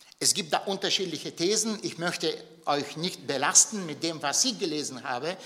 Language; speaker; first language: German; non-native, fluent; Bulgarian